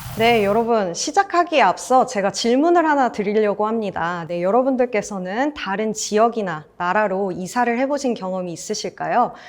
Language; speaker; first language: Korean; native; Korean